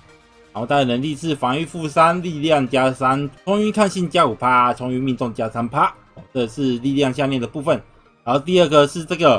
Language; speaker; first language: Chinese; native; Chinese